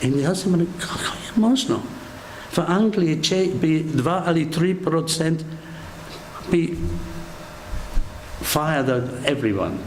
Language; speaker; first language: Slovenian; non-native, learner; English